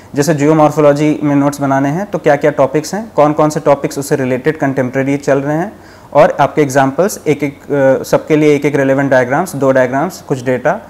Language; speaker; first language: Hindi; native; Hindi